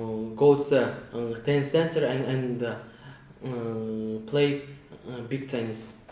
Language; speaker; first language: English; non-native, learner; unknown